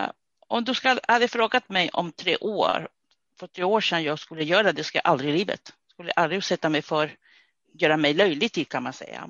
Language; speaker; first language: Swedish; non-native, fluent; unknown